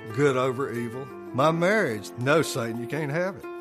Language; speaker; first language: English; native; English